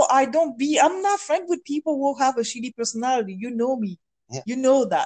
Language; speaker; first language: English; non-native, fluent; French